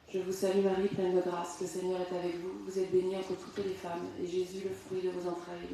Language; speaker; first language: French; native; French